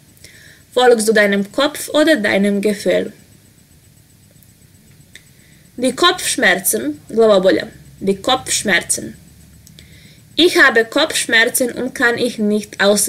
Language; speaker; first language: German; non-native, fluent; Serbian